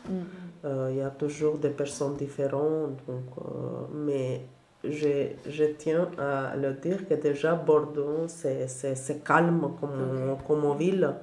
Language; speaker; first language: French; non-native, learner; Albanian